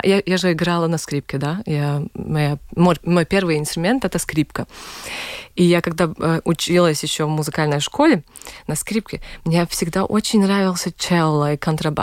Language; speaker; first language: Russian; non-native, local second language; Latvian